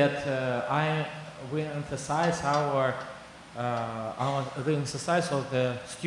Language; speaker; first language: English; non-native, learner; Kazakh